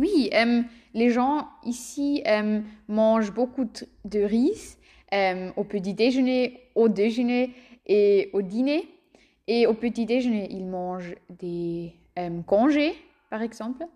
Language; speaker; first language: French; non-native, learner; German